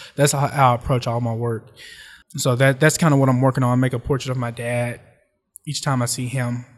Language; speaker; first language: English; native; English